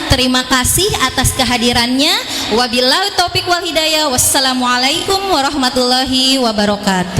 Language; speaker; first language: Indonesian; native; Indonesian